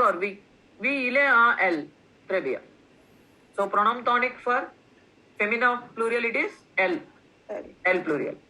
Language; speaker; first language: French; non-native, fluent; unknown